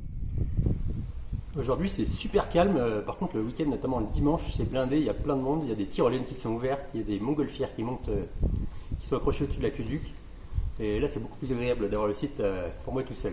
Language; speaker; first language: French; native; French